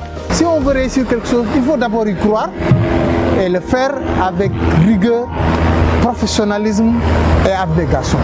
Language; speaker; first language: French; non-native, local second language; Wolof